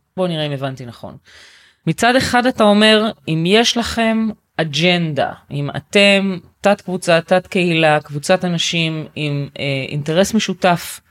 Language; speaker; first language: Hebrew; native; Hebrew